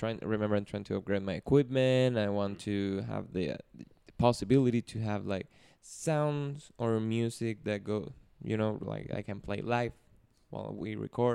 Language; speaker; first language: English; non-native, fluent; Spanish